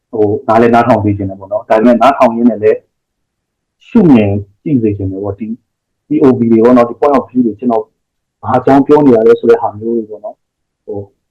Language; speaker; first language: Burmese; native; Burmese